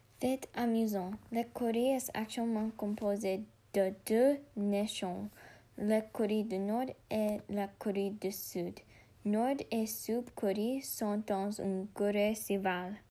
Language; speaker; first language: French; non-native, learner; English